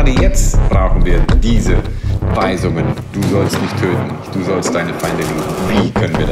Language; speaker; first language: German; native; German